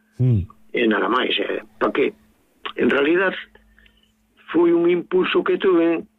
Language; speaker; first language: Galician; native; Galician